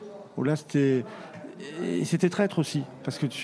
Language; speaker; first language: French; native; French